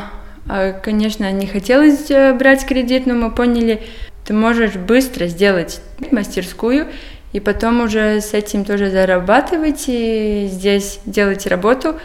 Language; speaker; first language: Russian; non-native, local second language; Latvian